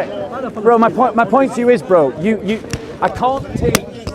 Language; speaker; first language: English; native; English